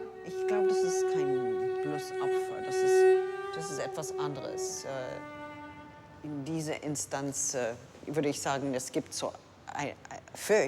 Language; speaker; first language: German; non-native, learner; English